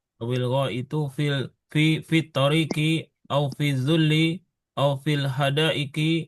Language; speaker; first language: Arabic; non-native, learner; Indonesian